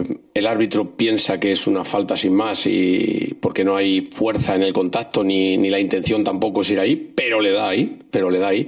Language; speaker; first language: Spanish; native; Spanish